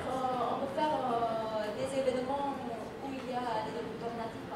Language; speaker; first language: French; non-native, fluent; Indonesian